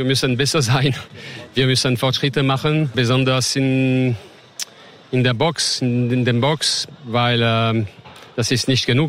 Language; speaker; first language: German; non-native, learner; French